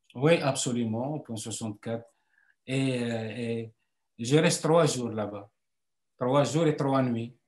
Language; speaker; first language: French; non-native, local second language; Arabic